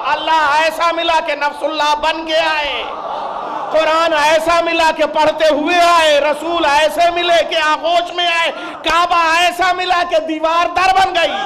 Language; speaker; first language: Hindi; native; Hindi